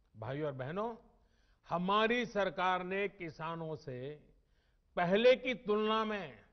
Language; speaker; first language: Hindi; non-native, local second language; Gujarati